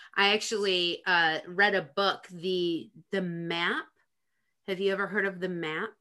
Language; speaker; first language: English; native; English